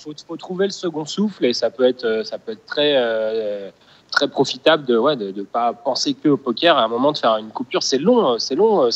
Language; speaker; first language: French; native; French